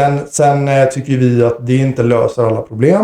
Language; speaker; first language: Swedish; native; Swedish